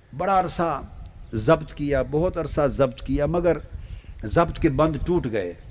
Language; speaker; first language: Urdu; non-native, local second language; Punjabi